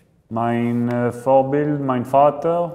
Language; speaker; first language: German; non-native, local second language; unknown